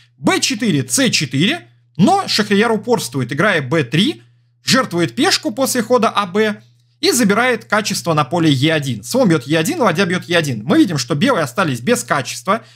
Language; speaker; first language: Russian; native; Russian